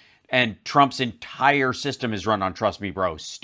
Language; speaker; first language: English; native; English